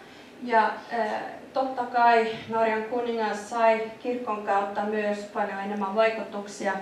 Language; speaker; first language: Finnish; non-native, fluent; Icelandic